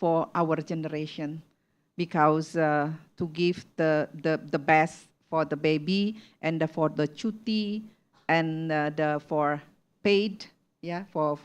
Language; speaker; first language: English; non-native, learner; Indonesian